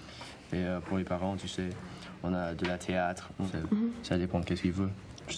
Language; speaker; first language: French; non-native, learner; English